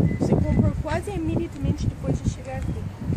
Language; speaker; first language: Portuguese; non-native, learner; English